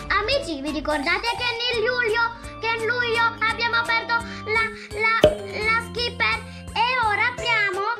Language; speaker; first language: Italian; early bilingual, other home language; Spanish